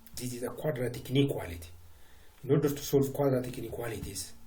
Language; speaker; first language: English; non-native, local second language; Amharic